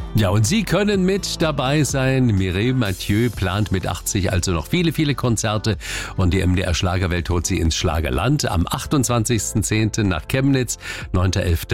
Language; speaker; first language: German; native; German